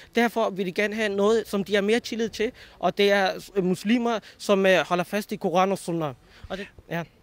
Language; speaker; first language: Danish; early bilingual, other home language; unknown